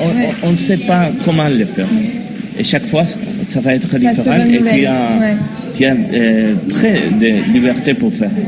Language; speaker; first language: French; non-native, learner; Spanish